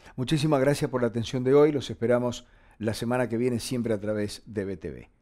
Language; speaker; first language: Spanish; native; Spanish